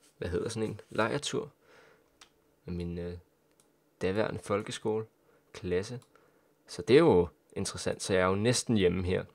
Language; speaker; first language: Danish; native; Danish